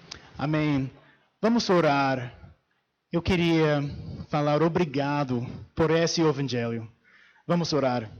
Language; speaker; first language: Portuguese; non-native, fluent; English